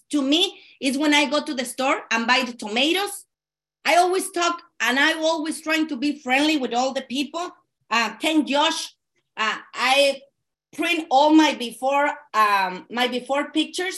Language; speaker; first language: English; non-native, learner; Spanish